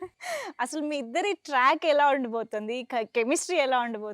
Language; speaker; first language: Telugu; native; Telugu